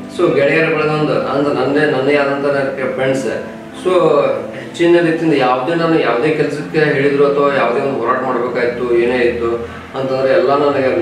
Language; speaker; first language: Kannada; native; Kannada